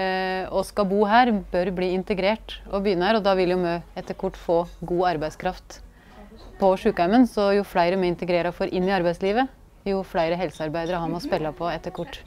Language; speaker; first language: Norwegian; native; Norwegian